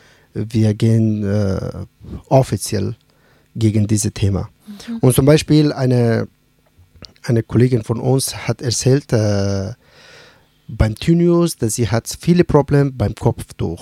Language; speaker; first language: German; non-native, learner; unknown